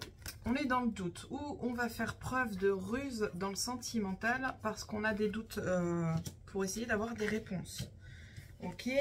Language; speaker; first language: French; native; French